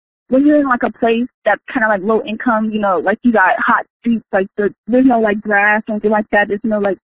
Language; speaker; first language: English; native; English